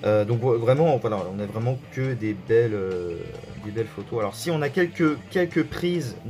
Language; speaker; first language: French; native; French